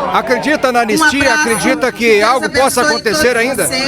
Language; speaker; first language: Portuguese; native; Portuguese